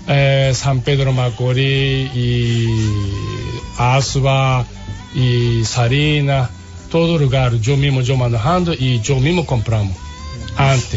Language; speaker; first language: Spanish; non-native, learner; Japanese